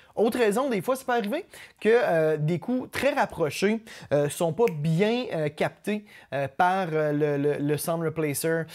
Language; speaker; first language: French; native; French